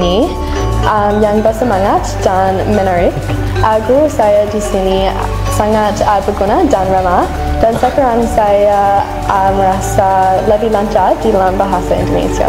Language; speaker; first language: Indonesian; non-native, learner; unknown